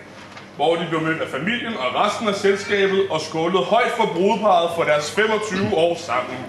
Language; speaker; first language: Danish; native; Danish